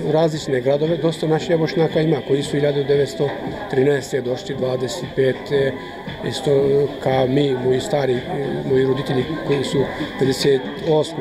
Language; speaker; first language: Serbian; early bilingual, heritage; Croatian